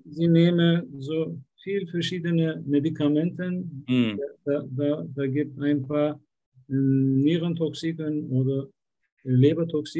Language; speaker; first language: German; non-native, learner; Turkish